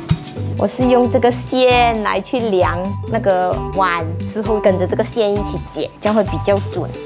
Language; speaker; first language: Chinese; native; Chinese